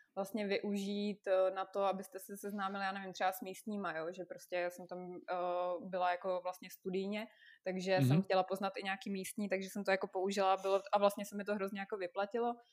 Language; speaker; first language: Czech; non-native, fluent; Russian